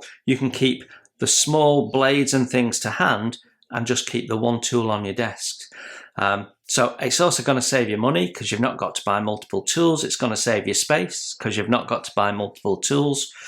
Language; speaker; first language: English; native; English